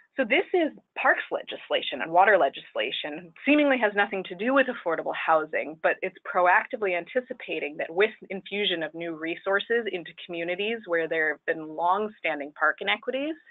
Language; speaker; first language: English; native; English